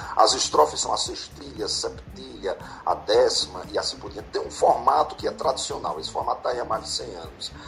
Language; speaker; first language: Portuguese; native; Portuguese